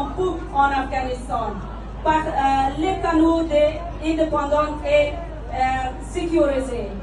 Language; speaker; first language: French; non-native, fluent; Persian